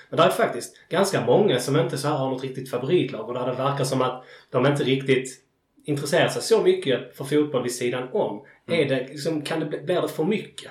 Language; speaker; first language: Swedish; native; Swedish